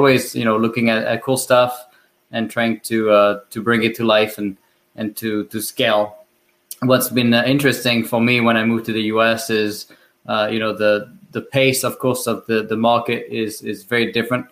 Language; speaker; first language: English; non-native, fluent; French